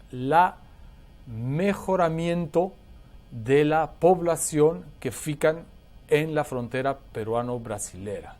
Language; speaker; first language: Portuguese; non-native, learner; Spanish